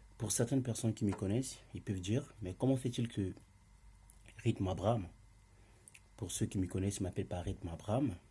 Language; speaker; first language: French; non-native, local second language; Lingala